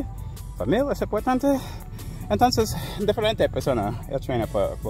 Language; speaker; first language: Spanish; non-native, learner; English